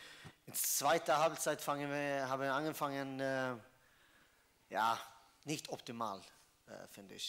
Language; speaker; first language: German; non-native, fluent; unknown